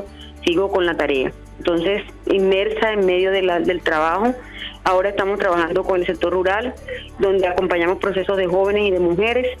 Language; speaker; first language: Spanish; native; Spanish